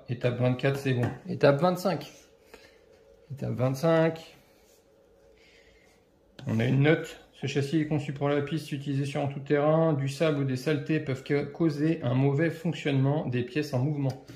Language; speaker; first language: French; native; French